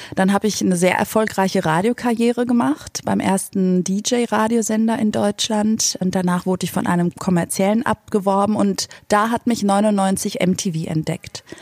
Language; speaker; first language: German; native; German